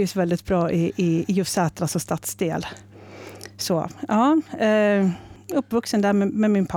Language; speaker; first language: Swedish; native; Swedish